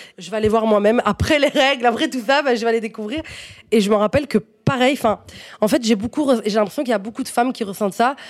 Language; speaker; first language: French; non-native, fluent; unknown